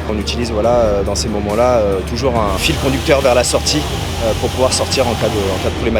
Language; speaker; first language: French; native; French